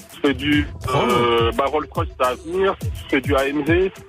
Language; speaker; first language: French; native; French